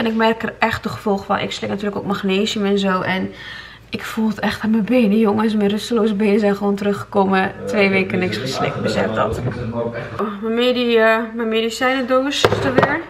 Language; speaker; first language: Dutch; native; Dutch